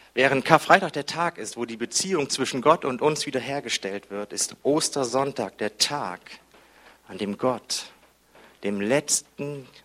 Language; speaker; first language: German; native; German